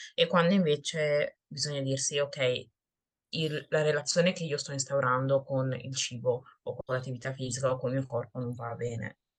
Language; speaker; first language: Italian; early bilingual, other home language; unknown